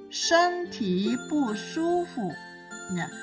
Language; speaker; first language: Chinese; non-native, fluent; Indonesian